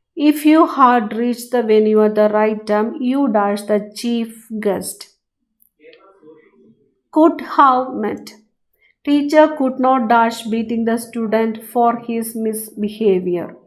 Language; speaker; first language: English; non-native, local second language; Malayalam